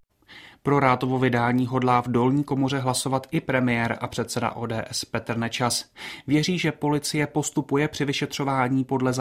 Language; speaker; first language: Czech; native; Czech